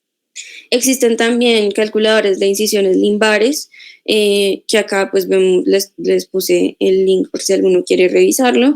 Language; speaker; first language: Spanish; native; Spanish